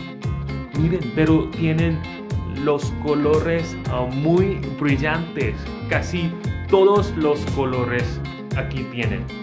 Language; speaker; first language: Spanish; non-native, fluent; Hindi